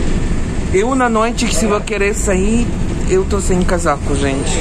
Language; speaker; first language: Portuguese; non-native, fluent; Ukrainian